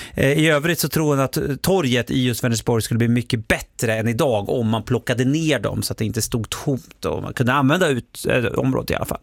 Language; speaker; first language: Swedish; native; Swedish